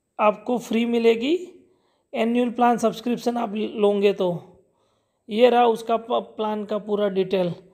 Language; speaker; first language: Hindi; non-native, local second language; Gujarati